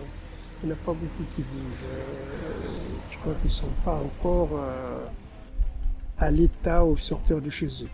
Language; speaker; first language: French; non-native, local second language; Tamasheq